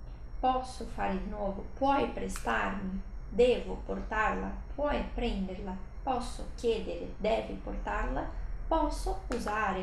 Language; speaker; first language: Italian; non-native, fluent; Portuguese